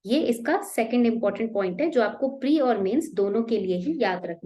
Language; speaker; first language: Hindi; native; Hindi